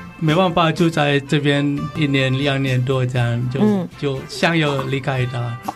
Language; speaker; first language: Chinese; non-native, learner; Balinese